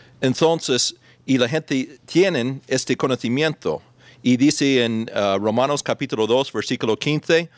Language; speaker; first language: Spanish; non-native, fluent; English